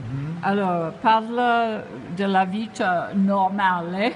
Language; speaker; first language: Italian; non-native, learner; English